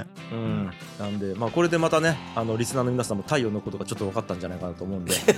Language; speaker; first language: Japanese; native; Japanese